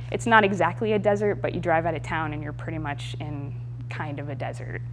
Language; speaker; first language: English; native; English